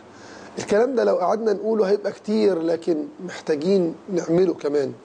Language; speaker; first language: Arabic; native; Arabic